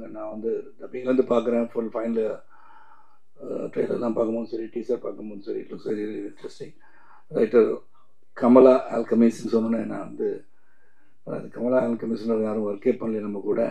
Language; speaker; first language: Tamil; native; Tamil